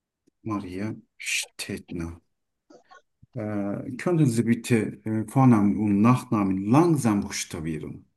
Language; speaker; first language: German; non-native, fluent; Turkish